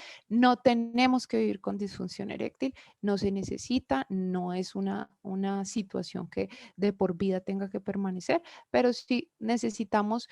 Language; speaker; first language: Spanish; native; Spanish